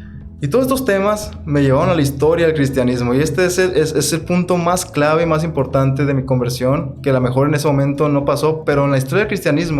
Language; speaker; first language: Spanish; native; Spanish